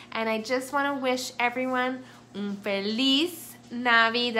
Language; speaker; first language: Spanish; non-native, learner; English